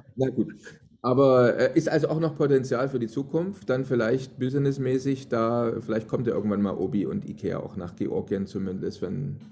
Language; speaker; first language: German; native; German